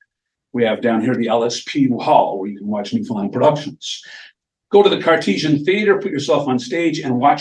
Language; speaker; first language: English; native; English